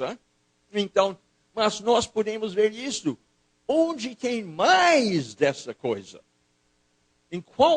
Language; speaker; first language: Portuguese; non-native, fluent; English